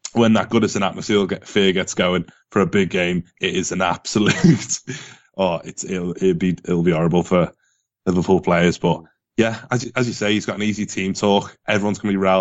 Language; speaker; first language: English; native; English